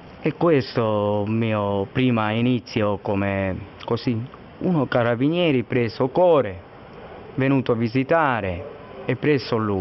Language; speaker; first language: Italian; non-native, learner; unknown